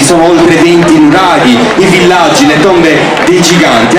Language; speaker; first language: Italian; native; Italian